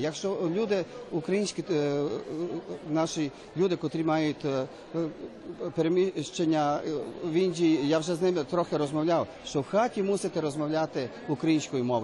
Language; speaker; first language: Ukrainian; early bilingual, heritage; Ukrainian